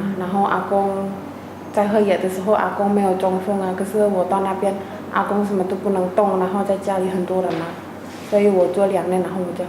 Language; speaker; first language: Chinese; non-native, fluent; Indonesian